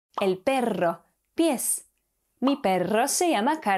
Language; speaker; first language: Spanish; non-native, fluent; Polish